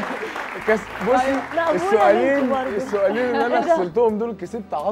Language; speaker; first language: Arabic; native; Arabic